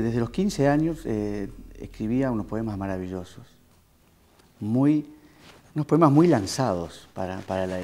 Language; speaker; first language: Spanish; native; Spanish